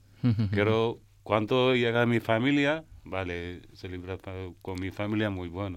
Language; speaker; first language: Spanish; non-native, learner; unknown